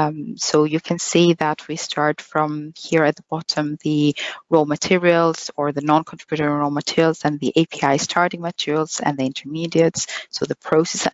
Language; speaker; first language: English; non-native, fluent; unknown